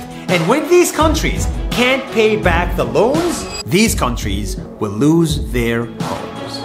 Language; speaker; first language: English; non-native, fluent; Arabic